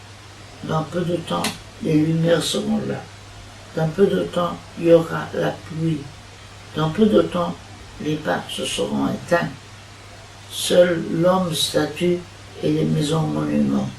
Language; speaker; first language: French; non-native, fluent; Italian